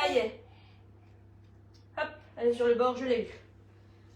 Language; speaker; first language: French; native; French